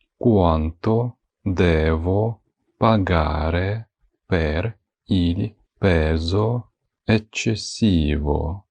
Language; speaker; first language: Italian; non-native, fluent; Ukrainian